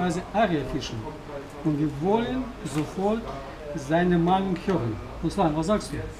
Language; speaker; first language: German; non-native, fluent; Russian